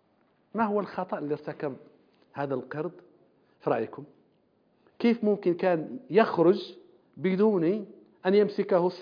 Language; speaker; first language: Arabic; native; Arabic